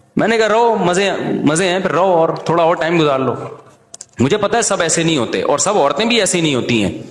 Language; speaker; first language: Urdu; native; Urdu